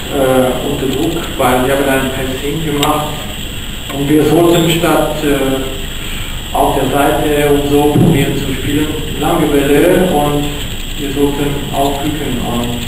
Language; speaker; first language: German; non-native, fluent; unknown